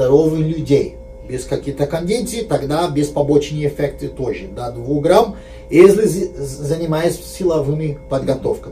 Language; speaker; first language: Russian; non-native, fluent; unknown